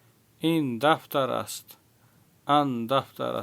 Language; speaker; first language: Persian; non-native, fluent; Urdu